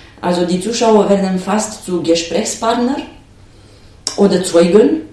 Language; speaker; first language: German; non-native, fluent; Romanian